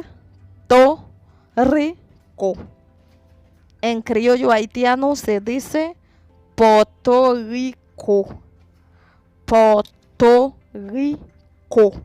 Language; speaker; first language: Spanish; non-native, fluent; Haitian Creole